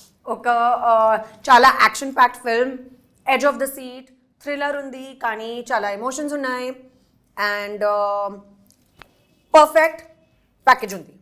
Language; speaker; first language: Telugu; non-native, learner; Hindi